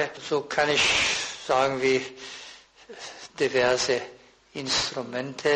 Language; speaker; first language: German; non-native, fluent; Persian